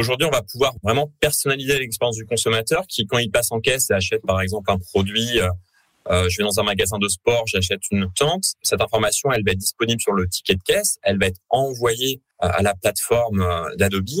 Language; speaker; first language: French; native; French